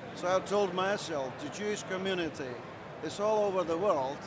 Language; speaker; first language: English; non-native, learner; Czech